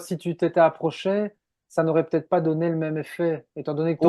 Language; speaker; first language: French; native; French